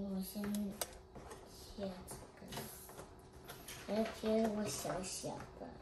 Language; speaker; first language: Chinese; early bilingual, heritage; Chinese